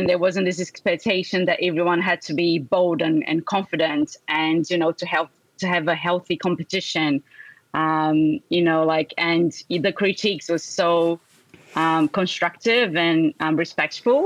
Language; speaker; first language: English; non-native, fluent; Portuguese